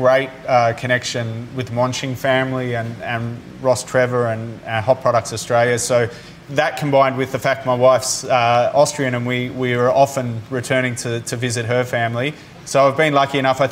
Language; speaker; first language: English; native; English